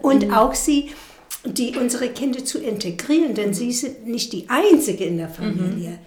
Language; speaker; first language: German; non-native, fluent; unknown